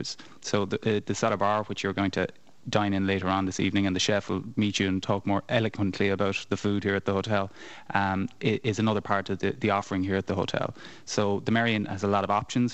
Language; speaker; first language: English; native; English